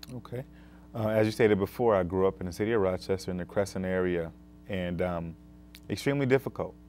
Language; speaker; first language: English; native; English